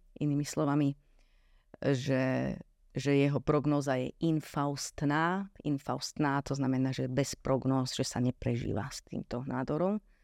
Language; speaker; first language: Slovak; native; Slovak